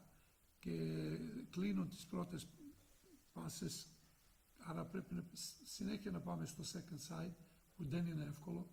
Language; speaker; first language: Greek; non-native, fluent; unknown